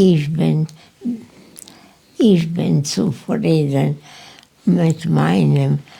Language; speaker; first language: German; non-native, learner; Polish